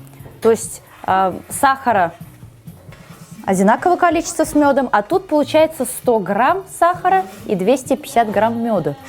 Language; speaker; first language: Russian; native; Russian